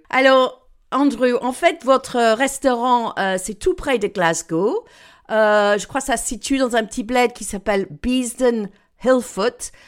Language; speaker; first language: French; non-native, fluent; English